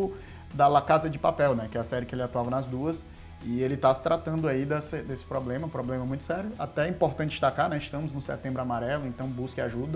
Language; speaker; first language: Portuguese; native; Portuguese